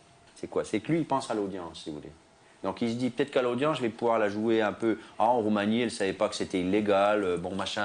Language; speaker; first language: French; native; French